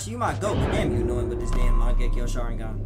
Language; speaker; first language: English; native; English